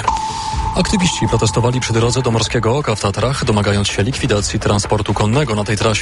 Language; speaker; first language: Polish; native; Polish